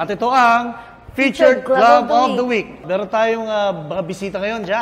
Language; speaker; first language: Filipino; native; Filipino